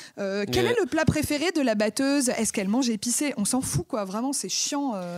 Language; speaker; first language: French; native; French